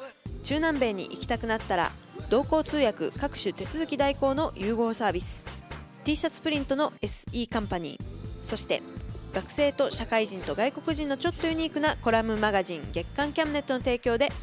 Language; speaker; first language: Japanese; native; Japanese